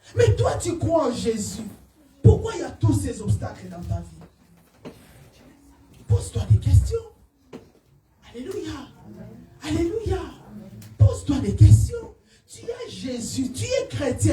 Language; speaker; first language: French; non-native, local second language; Lingala